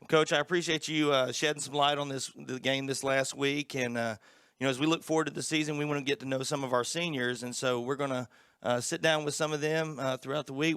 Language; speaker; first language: English; native; English